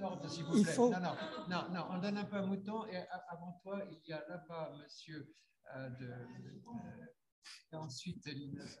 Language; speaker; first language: French; native; French